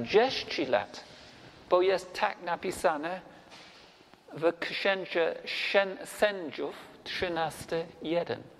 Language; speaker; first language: Polish; non-native, learner; English